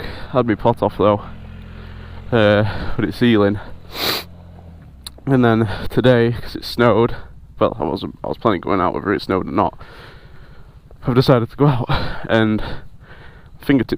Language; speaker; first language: English; native; English